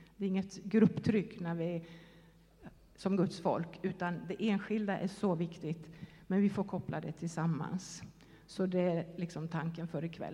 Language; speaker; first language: Swedish; native; Swedish